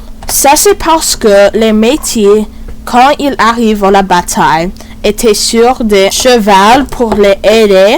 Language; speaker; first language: French; non-native, learner; English